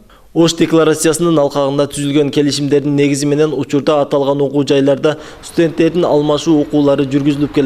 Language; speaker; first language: Kyrgyz; native; Kyrgyz